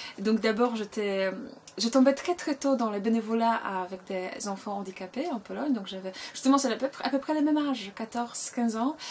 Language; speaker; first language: French; non-native, fluent; Polish